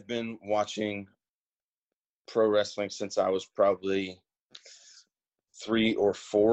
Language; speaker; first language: English; native; English